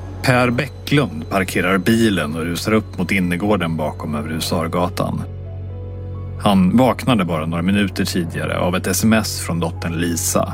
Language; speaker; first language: Swedish; native; Swedish